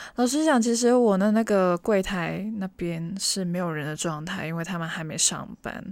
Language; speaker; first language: Chinese; non-native, local second language; Cantonese